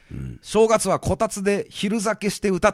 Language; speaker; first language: Japanese; native; Japanese